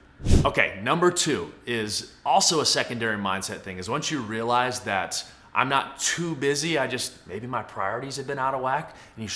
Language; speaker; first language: English; native; English